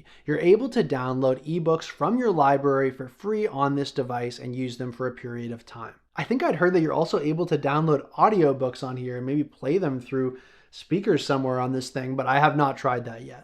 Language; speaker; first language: English; native; English